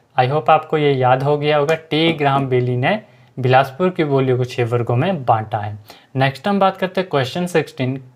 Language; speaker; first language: Hindi; native; Hindi